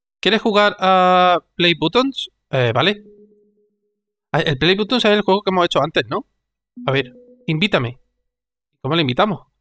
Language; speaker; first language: Spanish; native; Spanish